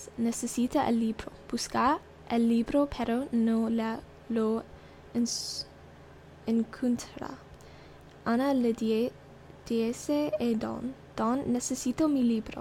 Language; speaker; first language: Spanish; non-native, learner; English